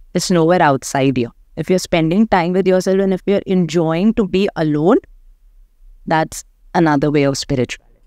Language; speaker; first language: Hindi; native; Hindi